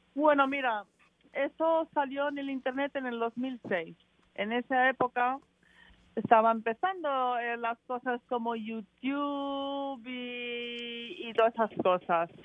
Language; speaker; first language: Spanish; early bilingual, heritage; Spanish